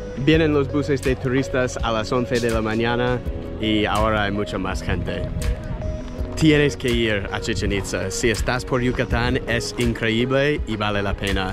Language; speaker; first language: Spanish; non-native, learner; English